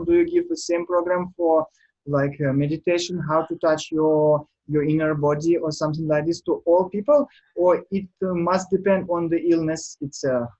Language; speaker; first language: English; non-native, learner; Russian